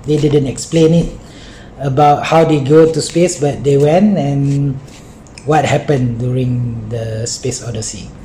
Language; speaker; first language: English; non-native, local second language; Malay